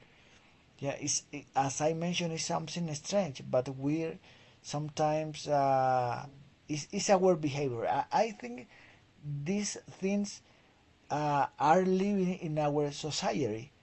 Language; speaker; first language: English; non-native, fluent; Spanish